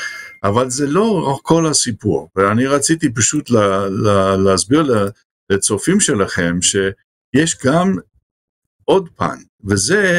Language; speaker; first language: Hebrew; non-native, fluent; English